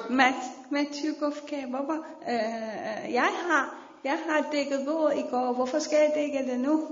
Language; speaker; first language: Danish; non-native, fluent; Persian